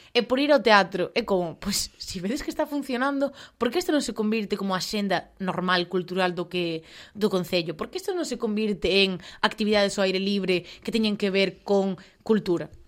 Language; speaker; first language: Galician; non-native, local second language; Spanish